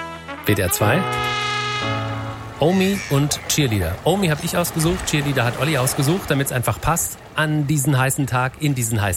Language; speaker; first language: German; native; German